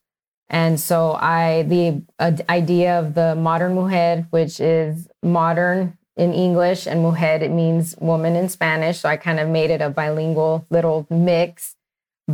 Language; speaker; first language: English; native; English